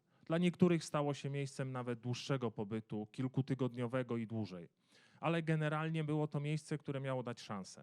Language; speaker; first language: Polish; native; Polish